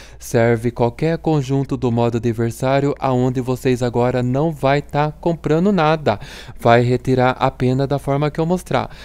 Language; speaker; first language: Portuguese; native; Portuguese